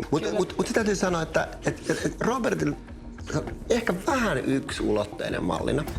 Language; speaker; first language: Finnish; native; Finnish